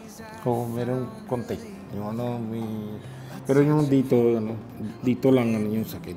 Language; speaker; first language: Filipino; non-native, fluent; Punjabi